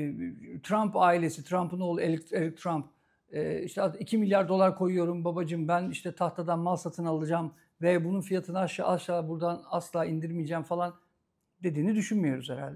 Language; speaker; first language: Turkish; native; Turkish